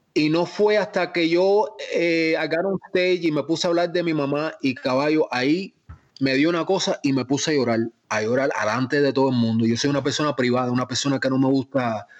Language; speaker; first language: Spanish; early bilingual, heritage; Spanish